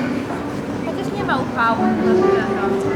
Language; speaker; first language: Polish; native; Polish